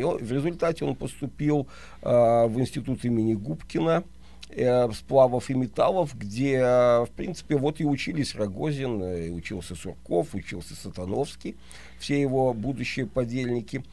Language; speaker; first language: Russian; native; Russian